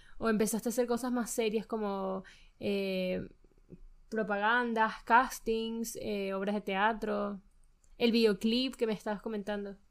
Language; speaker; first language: Spanish; native; Spanish